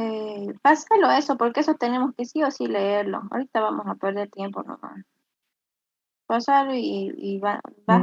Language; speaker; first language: Spanish; native; Spanish